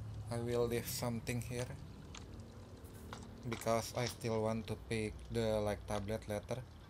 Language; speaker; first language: English; non-native, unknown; Indonesian